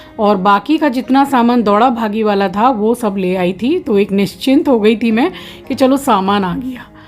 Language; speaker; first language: Hindi; native; Hindi